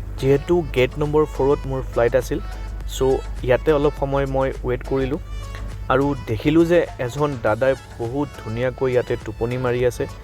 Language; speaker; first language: Assamese; native; Assamese